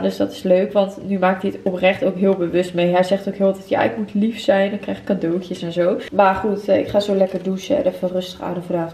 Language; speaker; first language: Dutch; native; Dutch